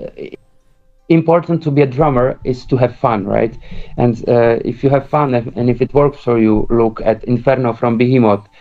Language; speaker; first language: English; early bilingual, other home language; Czech